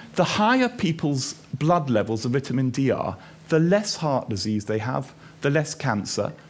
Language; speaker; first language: English; native; English